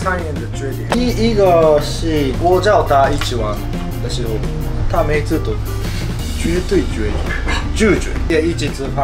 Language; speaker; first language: Chinese; non-native, learner; Japanese